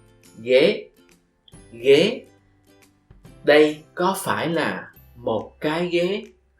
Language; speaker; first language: Vietnamese; non-native, fluent; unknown